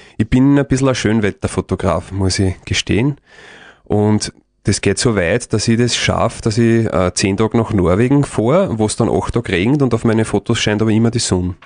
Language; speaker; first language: German; native; German